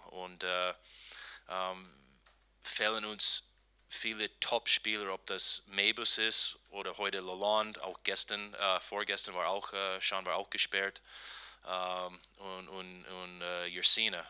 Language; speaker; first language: German; non-native, learner; English